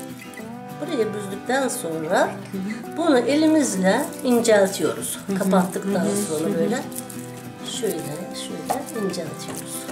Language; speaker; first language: Turkish; native; Turkish